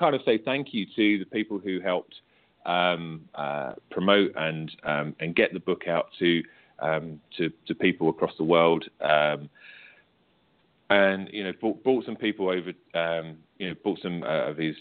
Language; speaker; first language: English; native; English